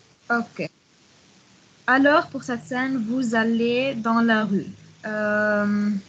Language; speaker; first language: French; non-native, learner; Arabic